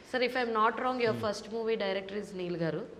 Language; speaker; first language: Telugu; native; Telugu